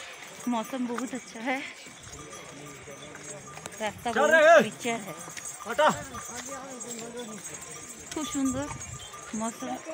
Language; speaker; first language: Hindi; non-native, local second language; Bangla